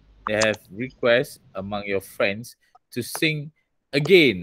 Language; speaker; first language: English; non-native, local second language; Malay